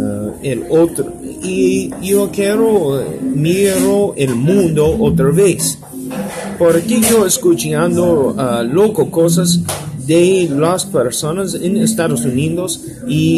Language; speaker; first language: Spanish; non-native, learner; English